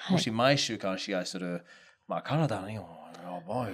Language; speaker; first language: Japanese; non-native, fluent; English